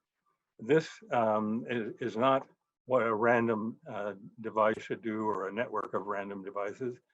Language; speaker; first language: English; native; English